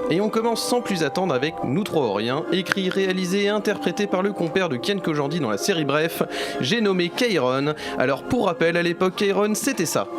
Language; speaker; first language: French; native; French